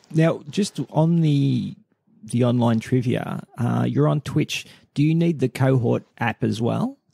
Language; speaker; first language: English; native; English